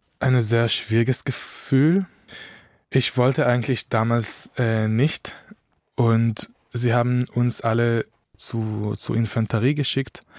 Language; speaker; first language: German; non-native, fluent; Hebrew